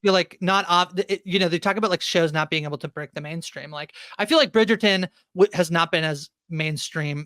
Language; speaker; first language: English; native; English